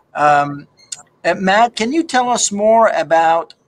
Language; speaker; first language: English; native; English